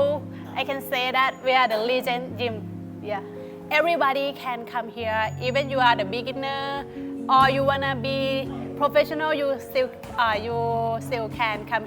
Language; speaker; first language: English; non-native, fluent; Thai